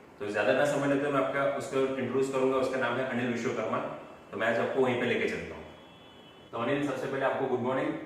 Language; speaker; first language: Hindi; native; Hindi